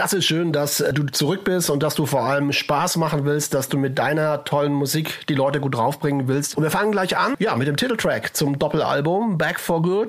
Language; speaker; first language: German; native; German